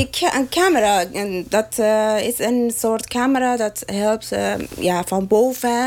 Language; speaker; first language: Dutch; non-native, learner; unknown